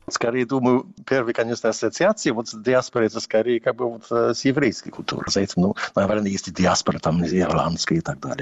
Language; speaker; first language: Russian; non-native, fluent; English